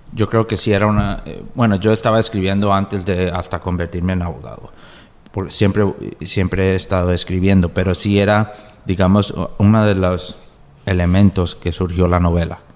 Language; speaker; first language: Spanish; early bilingual, heritage; Spanish